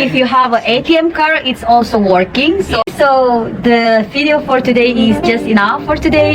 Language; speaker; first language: English; non-native, fluent; Indonesian